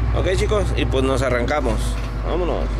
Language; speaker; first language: Spanish; native; Spanish